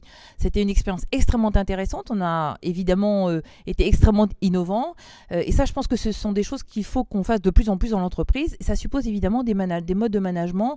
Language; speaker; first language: French; native; French